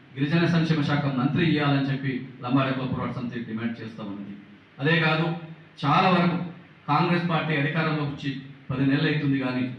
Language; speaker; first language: Telugu; non-native, local second language; Lambadi